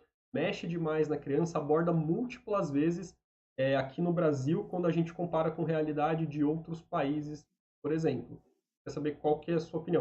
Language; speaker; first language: Portuguese; native; Portuguese